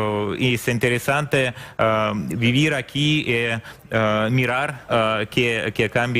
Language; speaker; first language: Spanish; non-native, learner; Russian